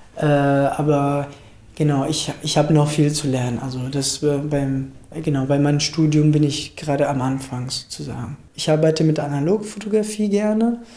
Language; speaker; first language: German; non-native, fluent; Italian